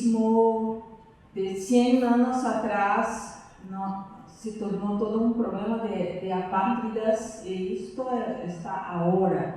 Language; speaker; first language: Spanish; non-native, fluent; Portuguese